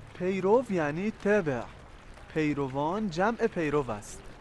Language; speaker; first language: Persian; native; Persian